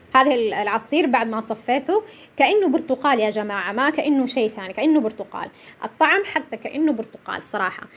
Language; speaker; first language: Arabic; non-native, local second language; Somali